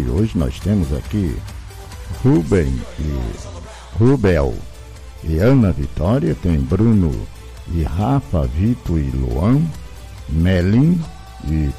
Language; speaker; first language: Portuguese; native; Portuguese